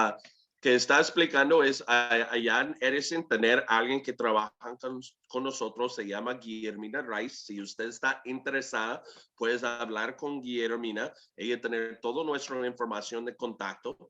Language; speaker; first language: Spanish; early bilingual, heritage; English